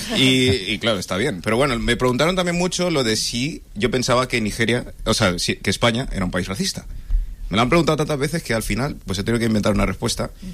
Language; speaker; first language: Spanish; early bilingual, other home language; English